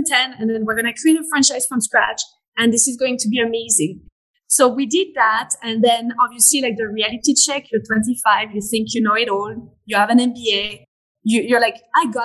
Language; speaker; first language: English; non-native, fluent; French